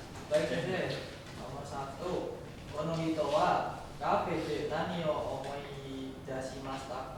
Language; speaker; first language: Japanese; non-native, learner; Indonesian